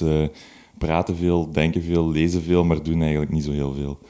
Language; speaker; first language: Dutch; native; Dutch